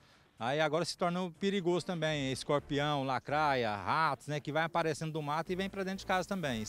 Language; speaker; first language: Portuguese; native; Portuguese